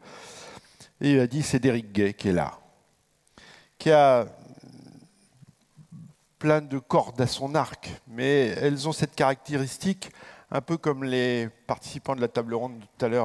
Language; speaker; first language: French; native; French